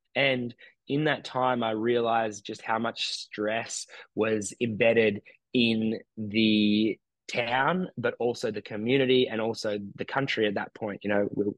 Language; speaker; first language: English; native; English